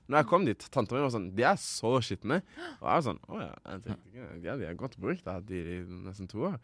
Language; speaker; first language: Norwegian; early bilingual, other home language; Kinyarwanda